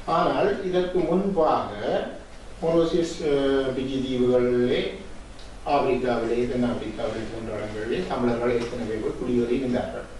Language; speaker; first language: Tamil; native; Tamil